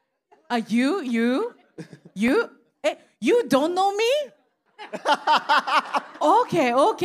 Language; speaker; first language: English; non-native, learner; Japanese